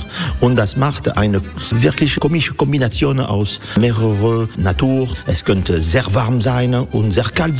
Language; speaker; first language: German; non-native, learner; French